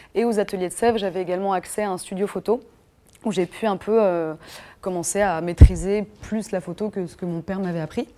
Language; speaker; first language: French; native; French